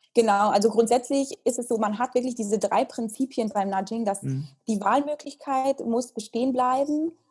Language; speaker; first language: German; early bilingual, heritage; Italian